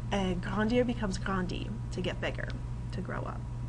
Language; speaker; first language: English; native; English